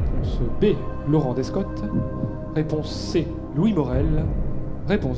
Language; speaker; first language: French; native; French